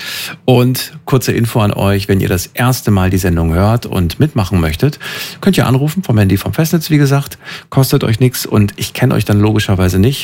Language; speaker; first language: German; native; German